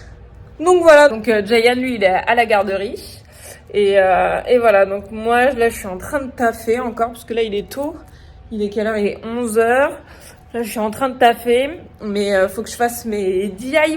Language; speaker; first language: French; native; French